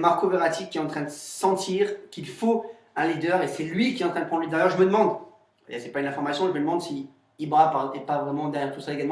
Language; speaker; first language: French; native; French